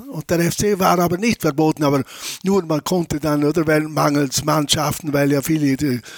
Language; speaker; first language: German; native; German